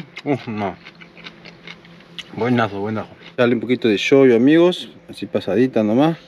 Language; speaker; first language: Spanish; native; Spanish